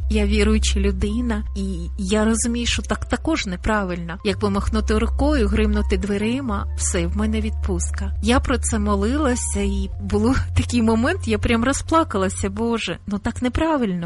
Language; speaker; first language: Ukrainian; native; Ukrainian